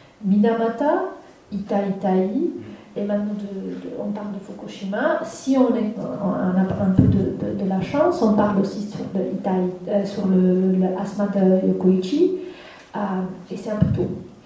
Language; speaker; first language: French; non-native, fluent; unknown